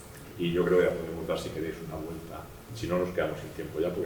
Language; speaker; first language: Spanish; native; Spanish